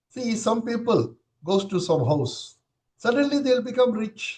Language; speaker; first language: English; non-native, local second language; Tamil